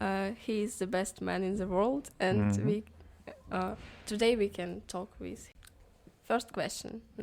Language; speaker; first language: English; non-native, learner; Ukrainian